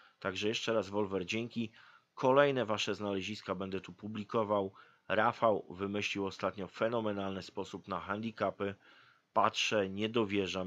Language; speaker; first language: Polish; native; Polish